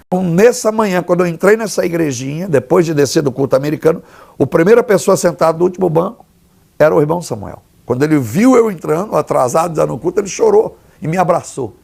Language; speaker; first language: Portuguese; native; Portuguese